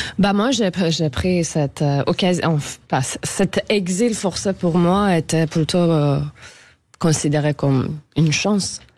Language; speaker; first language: French; non-native, fluent; Persian